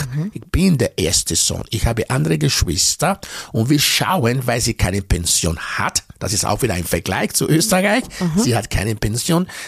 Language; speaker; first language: German; non-native, fluent; Bini